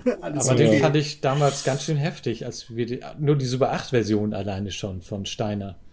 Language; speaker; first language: German; native; German